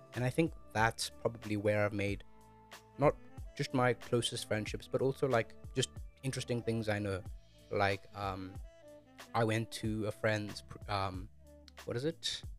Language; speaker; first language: English; early bilingual, other home language; Amharic